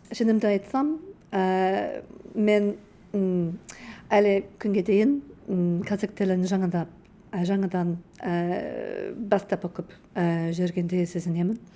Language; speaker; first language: Kazakh; non-native, learner; English